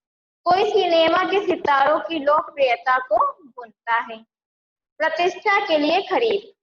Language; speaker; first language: Hindi; native; Hindi